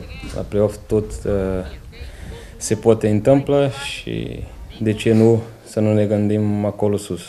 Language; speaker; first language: Romanian; non-native, fluent; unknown